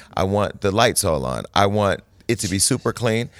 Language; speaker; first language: English; native; English